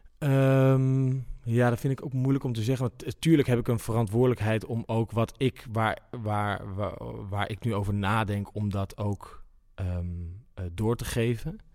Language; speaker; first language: Dutch; native; Dutch